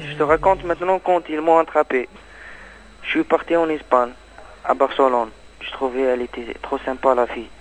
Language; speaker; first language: French; non-native, learner; Arabic